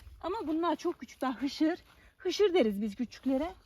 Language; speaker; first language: Turkish; native; Turkish